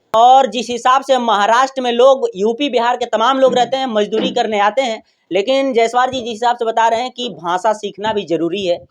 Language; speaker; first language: Hindi; native; Hindi